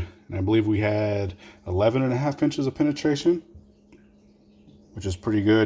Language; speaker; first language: English; native; English